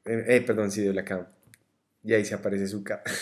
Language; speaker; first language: Spanish; native; Spanish